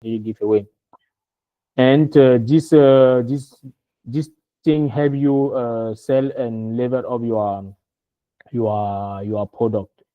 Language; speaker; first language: English; non-native, learner; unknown